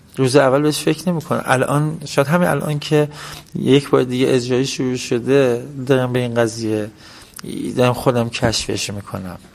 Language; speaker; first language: Persian; native; Persian